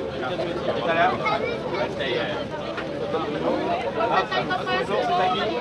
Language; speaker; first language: French; native; French